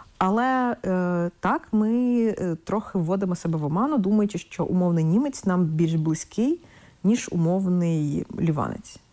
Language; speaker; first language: Ukrainian; non-native, local second language; Russian